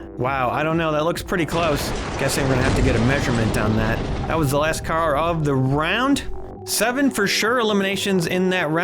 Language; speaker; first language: English; native; English